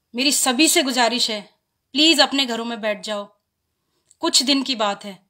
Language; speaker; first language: Hindi; native; Hindi